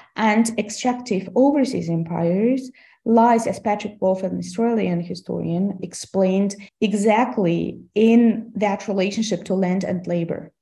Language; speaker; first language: English; non-native, fluent; Russian